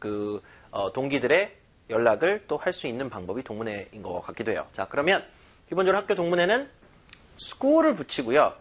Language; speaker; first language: Korean; native; Korean